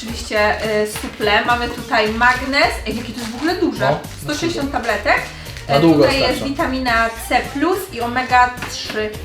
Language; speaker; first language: Polish; native; Polish